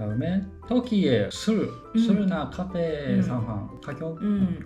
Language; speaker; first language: Korean; non-native, learner; Japanese